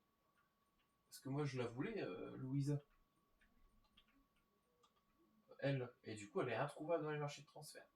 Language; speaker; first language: French; native; French